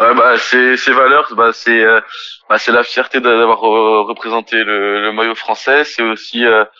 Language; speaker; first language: French; native; French